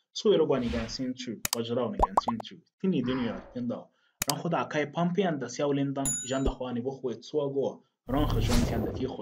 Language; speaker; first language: Chinese; non-native, fluent; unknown